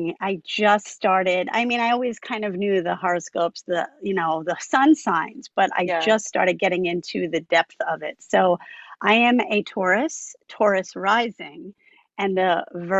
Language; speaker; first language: English; native; English